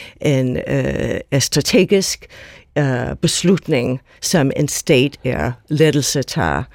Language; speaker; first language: Danish; non-native, fluent; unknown